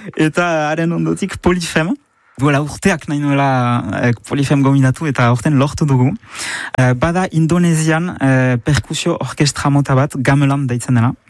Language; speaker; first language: Basque; native; Basque